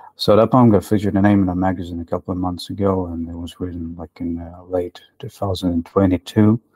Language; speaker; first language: English; non-native, fluent; Ukrainian